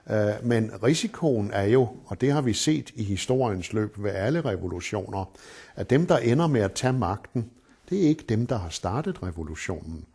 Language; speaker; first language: Danish; native; Danish